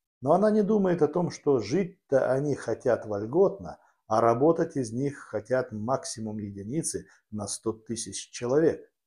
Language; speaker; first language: Russian; native; Russian